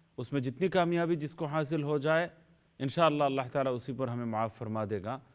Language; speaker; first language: Urdu; native; Urdu